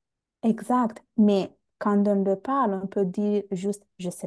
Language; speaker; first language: French; non-native, fluent; Bangla